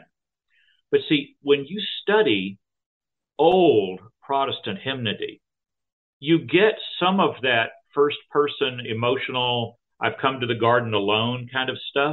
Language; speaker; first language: English; native; English